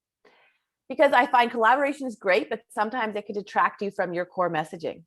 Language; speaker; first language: English; native; English